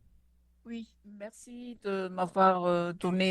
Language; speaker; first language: French; non-native, local second language; Malagasy